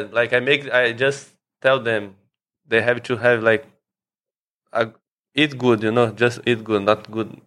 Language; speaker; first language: English; non-native, learner; Portuguese